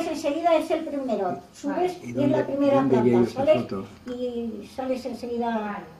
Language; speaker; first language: Spanish; native; Spanish